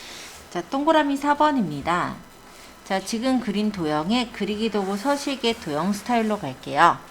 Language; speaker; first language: Korean; native; Korean